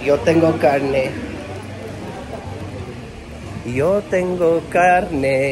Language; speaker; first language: Spanish; non-native, learner; English